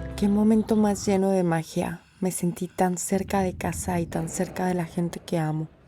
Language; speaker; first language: Spanish; native; Spanish